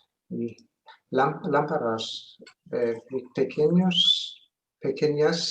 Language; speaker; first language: Spanish; non-native, learner; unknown